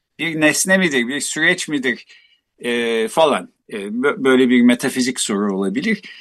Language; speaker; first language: Turkish; native; Turkish